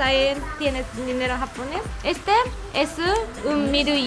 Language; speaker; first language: Spanish; non-native, learner; Japanese